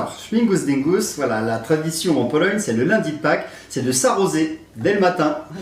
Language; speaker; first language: French; native; French